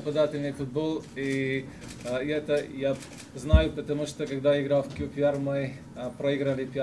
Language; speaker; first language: Russian; non-native, learner; Ukrainian